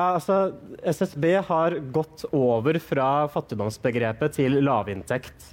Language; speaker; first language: Norwegian; native; Norwegian